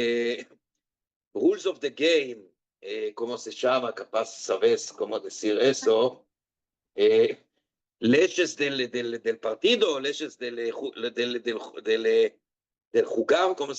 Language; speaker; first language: Spanish; non-native, fluent; Hebrew